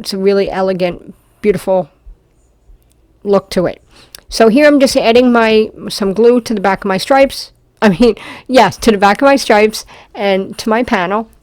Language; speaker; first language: English; native; English